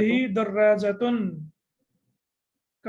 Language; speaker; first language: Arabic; non-native, fluent; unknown